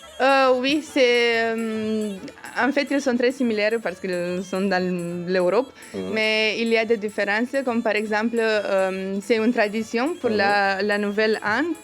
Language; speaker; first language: French; non-native, fluent; Romanian